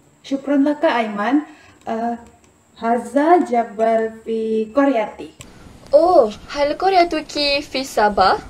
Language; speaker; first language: Arabic; non-native, learner; Malay